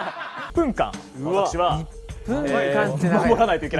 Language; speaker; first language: Japanese; native; Japanese